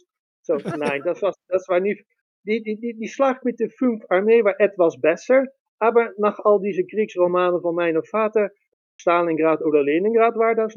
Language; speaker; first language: German; non-native, learner; Dutch